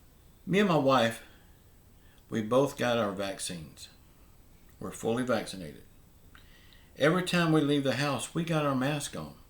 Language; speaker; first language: English; native; English